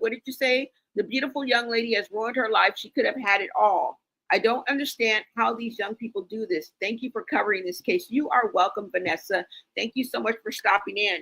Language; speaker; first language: English; native; English